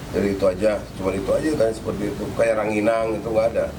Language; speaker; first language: Indonesian; native; Indonesian